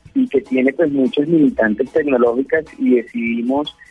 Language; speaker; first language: Spanish; native; Spanish